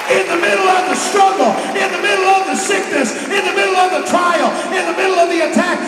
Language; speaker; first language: English; native; English